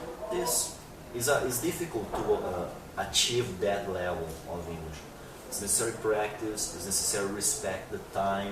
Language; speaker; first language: English; non-native, fluent; Portuguese